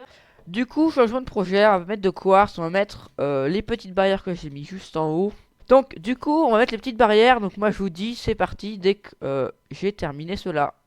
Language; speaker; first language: French; native; French